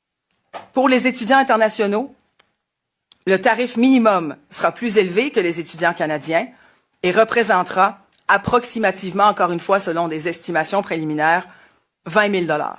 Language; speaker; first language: French; native; French